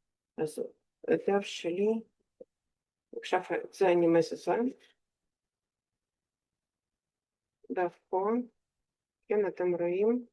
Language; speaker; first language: Hebrew; non-native, fluent; Russian